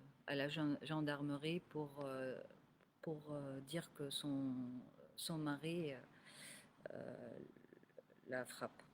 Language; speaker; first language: French; non-native, local second language; Arabic